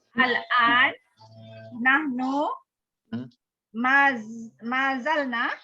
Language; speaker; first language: Arabic; non-native, learner; Malay